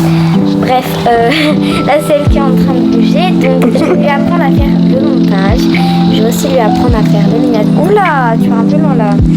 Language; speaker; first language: French; native; French